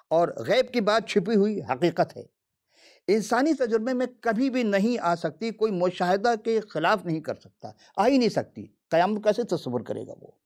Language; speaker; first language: Urdu; native; Urdu